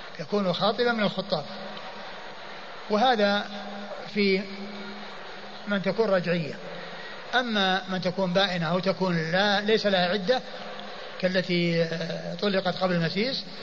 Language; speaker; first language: Arabic; native; Arabic